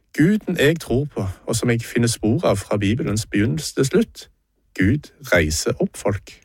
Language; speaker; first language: Norwegian; native; Norwegian